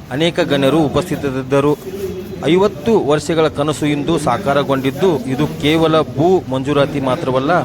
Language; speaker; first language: Kannada; native; Kannada